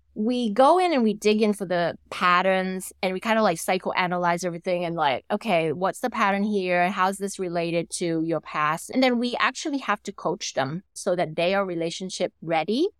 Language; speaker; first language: English; non-native, fluent; Thai